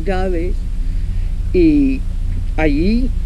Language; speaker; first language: Spanish; non-native, fluent; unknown